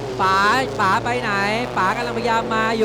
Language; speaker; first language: Thai; native; Thai